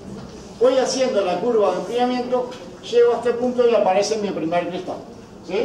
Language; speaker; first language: Spanish; native; Spanish